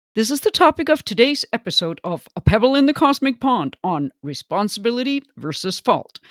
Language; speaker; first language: English; non-native, fluent; German